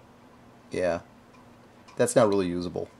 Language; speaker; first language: English; native; English